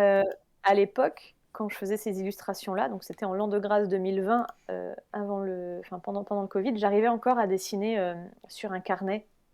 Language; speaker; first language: French; native; French